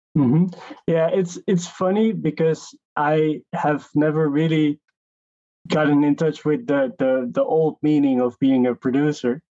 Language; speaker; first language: English; non-native, fluent; Dutch